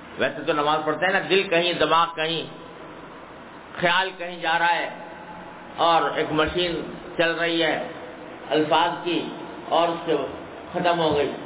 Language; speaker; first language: Urdu; native; Urdu